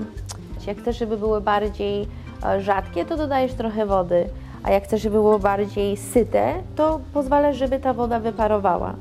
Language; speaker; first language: Polish; early bilingual, heritage; Polish